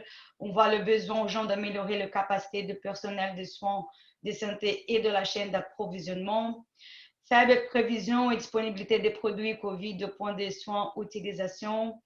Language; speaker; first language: French; non-native, fluent; Portuguese